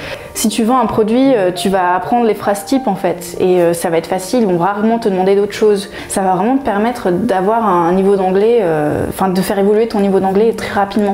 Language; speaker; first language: French; native; French